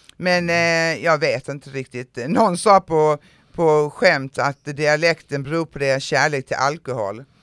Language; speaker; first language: Swedish; native; Swedish